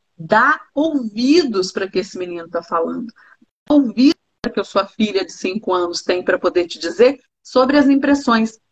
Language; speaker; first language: Portuguese; native; Portuguese